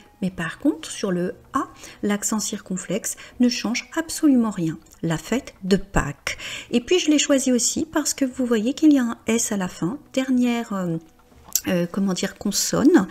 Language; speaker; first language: French; native; French